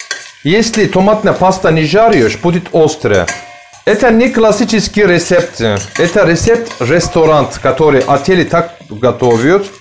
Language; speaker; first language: Russian; non-native, learner; Turkish